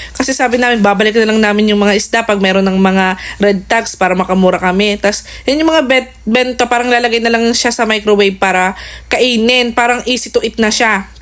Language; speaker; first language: Filipino; native; Filipino